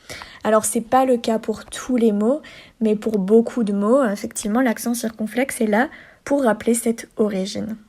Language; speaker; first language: French; native; French